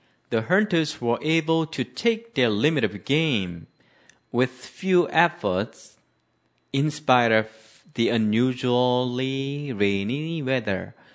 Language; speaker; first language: English; non-native, fluent; Korean